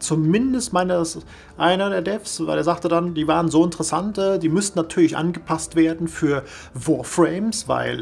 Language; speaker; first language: German; native; German